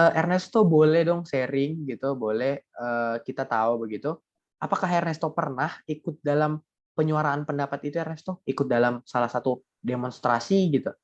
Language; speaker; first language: Indonesian; native; Indonesian